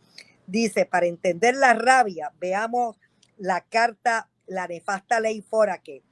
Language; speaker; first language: Spanish; native; Spanish